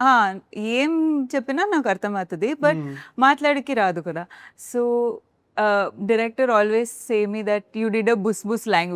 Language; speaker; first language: Telugu; non-native, learner; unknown